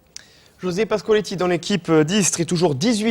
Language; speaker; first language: French; native; French